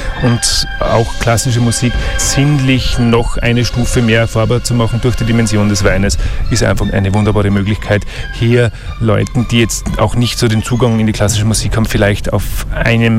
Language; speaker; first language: German; native; German